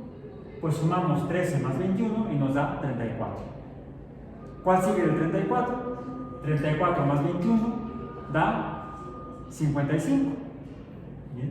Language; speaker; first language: Spanish; native; Spanish